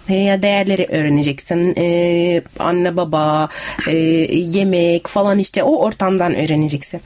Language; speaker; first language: Turkish; native; Turkish